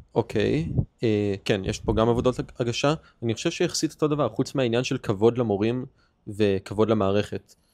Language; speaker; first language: Hebrew; early bilingual, heritage; Hebrew